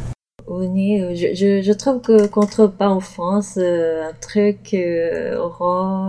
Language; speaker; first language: French; non-native, fluent; Japanese